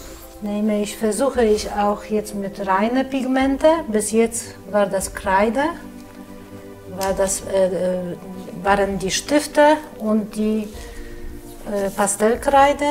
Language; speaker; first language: German; non-native, fluent; Polish